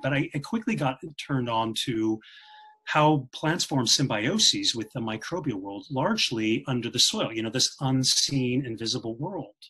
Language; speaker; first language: English; native; English